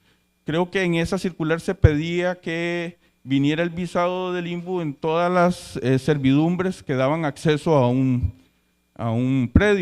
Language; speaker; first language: Spanish; native; Spanish